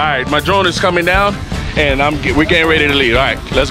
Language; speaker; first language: English; native; English